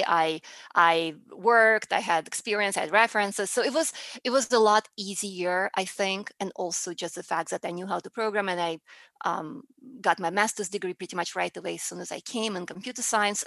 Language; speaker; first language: English; non-native, fluent; Russian